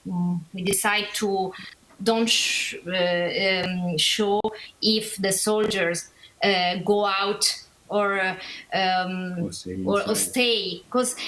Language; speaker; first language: English; non-native, learner; Italian